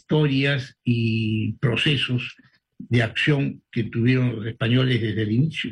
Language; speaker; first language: Spanish; native; Spanish